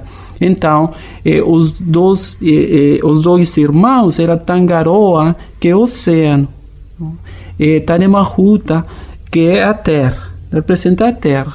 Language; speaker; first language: Portuguese; non-native, fluent; Spanish